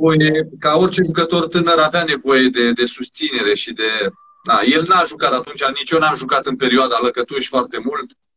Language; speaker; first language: Romanian; native; Romanian